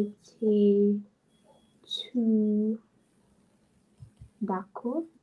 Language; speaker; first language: French; non-native, learner; English